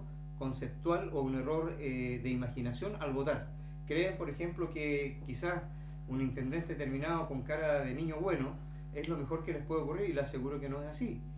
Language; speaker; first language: Spanish; native; Spanish